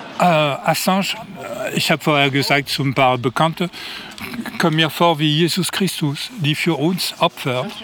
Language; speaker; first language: German; non-native, fluent; French